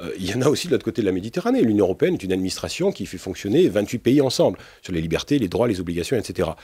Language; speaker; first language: French; native; French